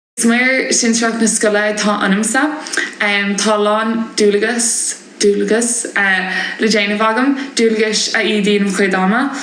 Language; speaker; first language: Irish; non-native, local second language; English